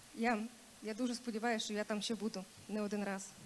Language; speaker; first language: Ukrainian; non-native, local second language; Russian